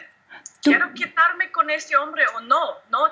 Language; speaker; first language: Spanish; non-native, learner; German